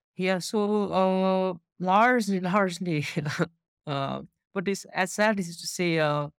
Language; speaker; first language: English; non-native, local second language; Nepali